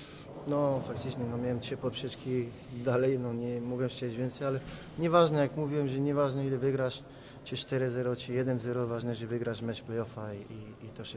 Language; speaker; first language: Polish; non-native, fluent; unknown